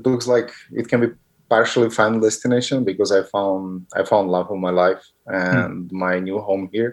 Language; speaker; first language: English; non-native, fluent; Slovak